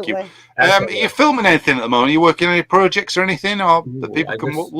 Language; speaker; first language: English; native; English